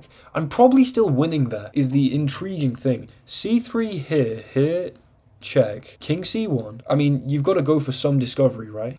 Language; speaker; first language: English; native; English